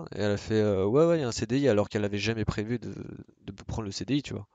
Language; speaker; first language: French; native; French